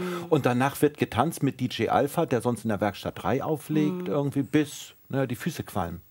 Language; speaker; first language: German; native; German